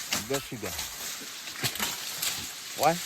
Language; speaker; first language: English; non-native, local second language; Fijian